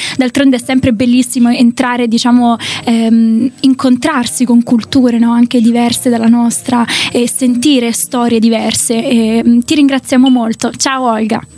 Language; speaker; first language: Italian; native; Italian